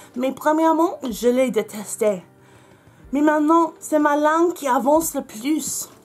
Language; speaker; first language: French; non-native, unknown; English